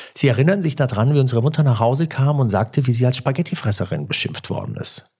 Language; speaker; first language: German; early bilingual, other home language; Italian